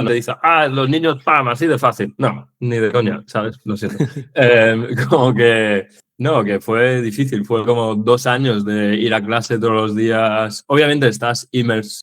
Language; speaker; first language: Spanish; early bilingual, other home language; English